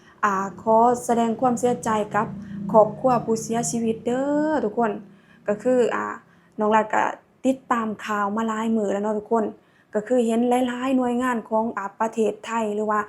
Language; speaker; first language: Thai; non-native, local second language; Lao